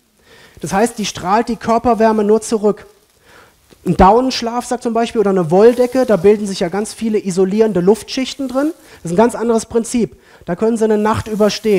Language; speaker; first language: German; native; German